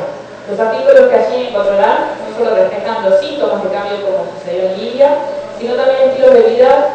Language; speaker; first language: Spanish; native; Spanish